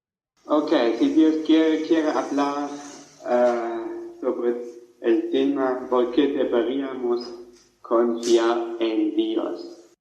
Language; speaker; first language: Spanish; non-native, fluent; German